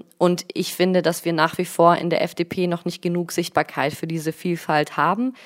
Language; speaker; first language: German; early bilingual, other home language; Russian